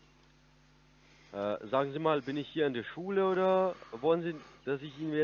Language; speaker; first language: German; non-native, fluent; Russian